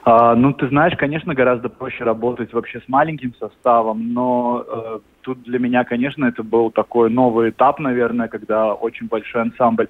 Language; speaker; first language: Russian; native; Russian